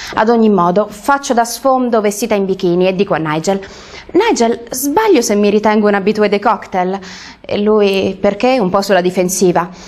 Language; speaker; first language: Italian; native; Italian